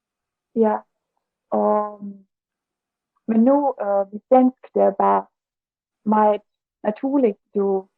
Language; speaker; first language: Danish; non-native, learner; Russian